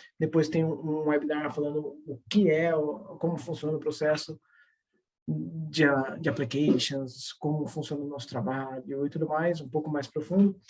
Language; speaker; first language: Portuguese; native; Portuguese